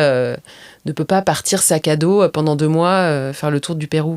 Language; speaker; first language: French; native; French